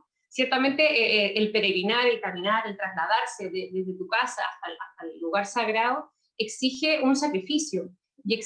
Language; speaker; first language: Spanish; native; Spanish